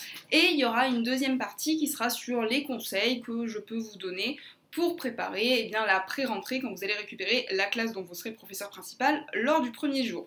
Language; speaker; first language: French; native; French